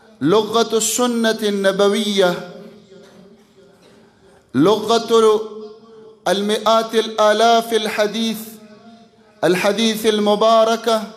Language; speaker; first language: Arabic; non-native, fluent; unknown